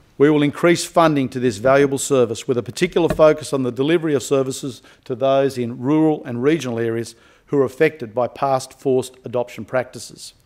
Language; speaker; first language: English; native; English